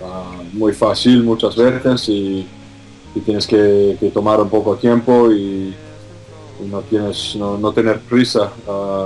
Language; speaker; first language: Spanish; non-native, fluent; English